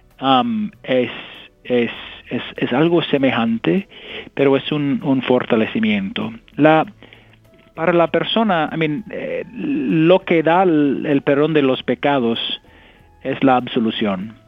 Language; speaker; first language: Spanish; non-native, fluent; English